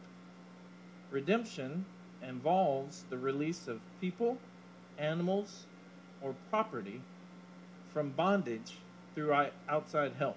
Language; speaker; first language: English; native; English